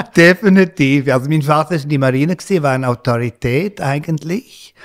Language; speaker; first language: German; non-native, learner; English